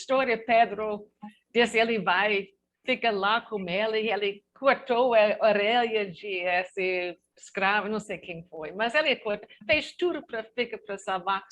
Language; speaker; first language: Portuguese; non-native, learner; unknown